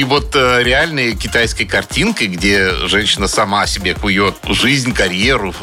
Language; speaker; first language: Russian; native; Russian